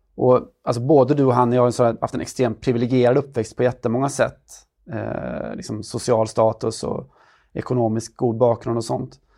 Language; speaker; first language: Swedish; native; Swedish